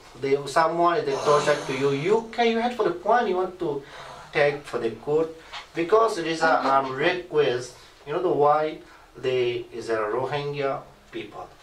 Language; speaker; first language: English; non-native, learner; Rohingya